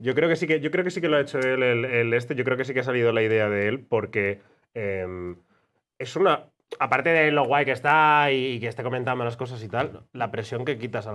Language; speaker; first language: Spanish; native; Spanish